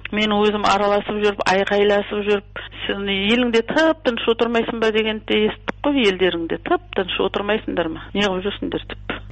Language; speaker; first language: Kazakh; early bilingual, heritage; Kazakh